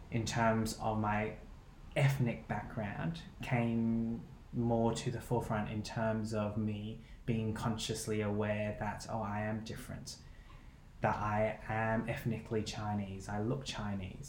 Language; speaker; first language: English; native; English